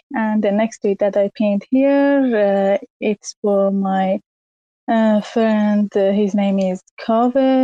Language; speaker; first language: English; non-native, learner; Persian